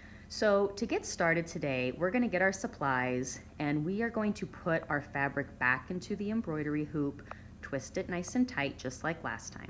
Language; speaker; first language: English; native; English